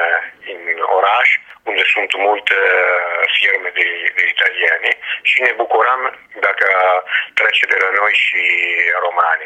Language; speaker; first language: Romanian; non-native, learner; Italian